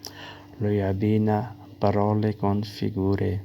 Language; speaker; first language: Italian; non-native, learner; Urdu